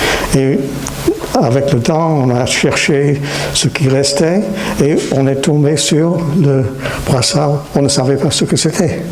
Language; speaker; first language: French; non-native, fluent; English